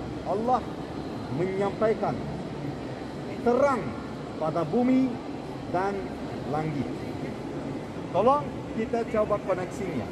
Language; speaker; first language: Indonesian; non-native, fluent; Turkish